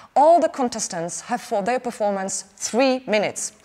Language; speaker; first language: English; non-native, fluent; Czech